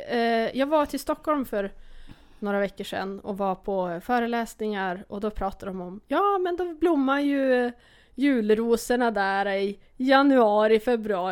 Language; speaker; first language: Swedish; native; Swedish